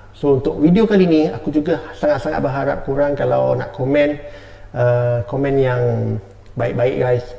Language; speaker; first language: Malay; native; Malay